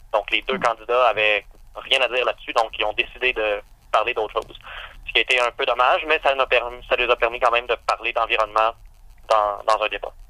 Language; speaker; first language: French; native; French